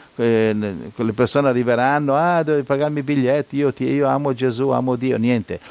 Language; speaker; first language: Italian; native; Italian